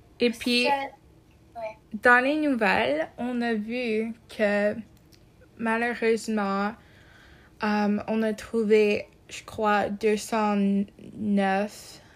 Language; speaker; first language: French; non-native, local second language; English